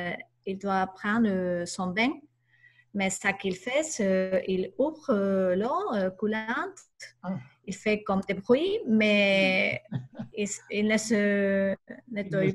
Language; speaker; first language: French; non-native, learner; Spanish